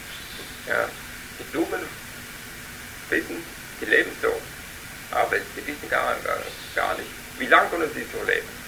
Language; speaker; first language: German; non-native, learner; Vietnamese